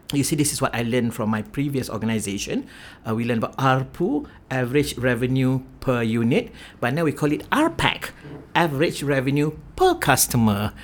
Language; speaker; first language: English; non-native, local second language; Malay